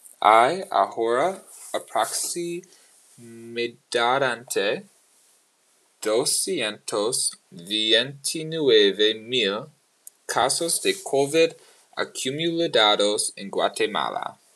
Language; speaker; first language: Spanish; non-native, learner; English